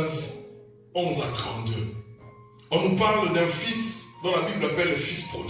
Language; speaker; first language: French; non-native, local second language; Lingala